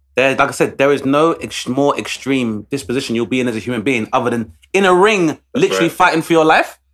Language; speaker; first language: English; native; English